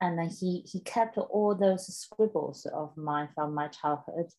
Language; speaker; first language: English; non-native, fluent; Chinese